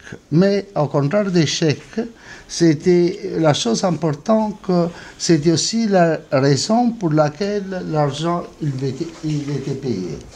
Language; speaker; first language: French; non-native, fluent; Italian